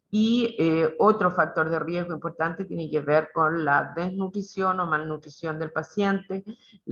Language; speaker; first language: Spanish; native; Spanish